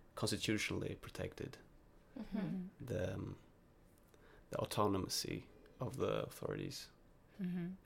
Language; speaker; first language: English; non-native, fluent; Swedish